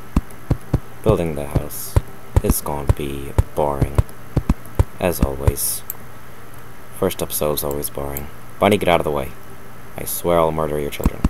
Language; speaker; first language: English; native; English